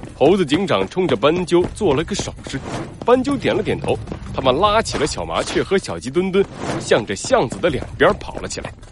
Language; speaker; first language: Chinese; native; Chinese